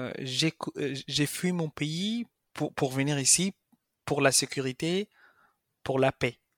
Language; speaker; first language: French; non-native, fluent; Arabic